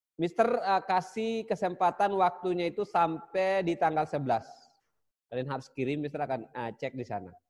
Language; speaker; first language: Indonesian; native; Indonesian